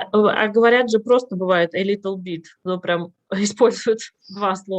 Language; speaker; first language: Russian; native; Russian